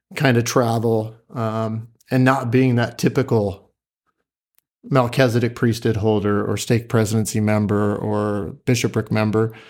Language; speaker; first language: English; native; English